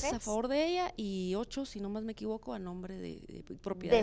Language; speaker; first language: Spanish; native; Spanish